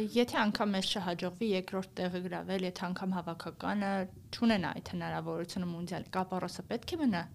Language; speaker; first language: Armenian; native; Armenian